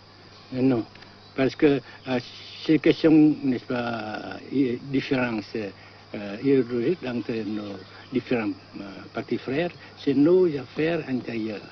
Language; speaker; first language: French; non-native, local second language; Vietnamese